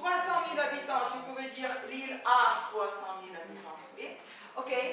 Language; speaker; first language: French; non-native, fluent; Ukrainian